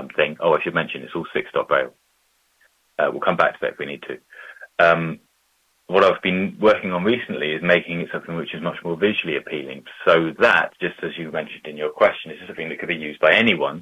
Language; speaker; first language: English; native; English